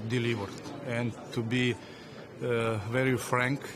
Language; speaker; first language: English; non-native, fluent; Slovenian